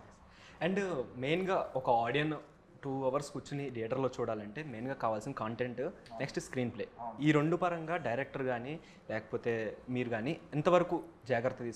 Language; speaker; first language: Telugu; native; Telugu